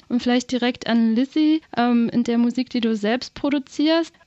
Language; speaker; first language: German; non-native, fluent; English